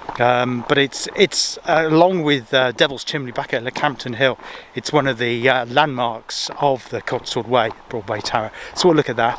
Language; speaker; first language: English; native; English